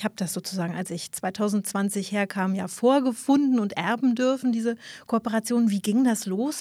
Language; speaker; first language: German; native; German